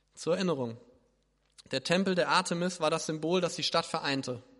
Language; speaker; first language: German; native; German